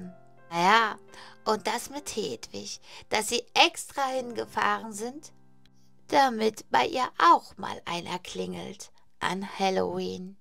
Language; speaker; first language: German; native; German